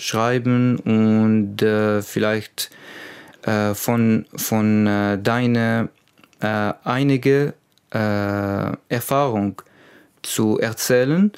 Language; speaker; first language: German; non-native, learner; Arabic